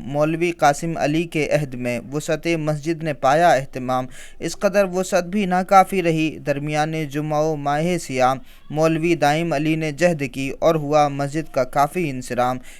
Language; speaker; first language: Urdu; native; Urdu